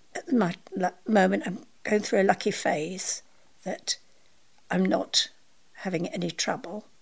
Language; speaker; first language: English; native; English